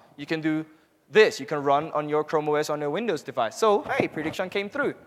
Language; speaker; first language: English; non-native, local second language; Hausa